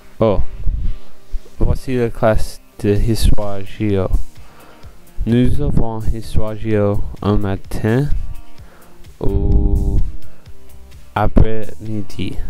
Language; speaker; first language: French; non-native, learner; English